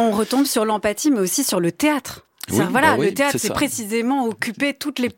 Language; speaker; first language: French; native; French